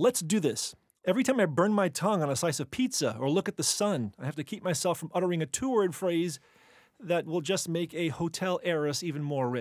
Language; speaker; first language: English; native; English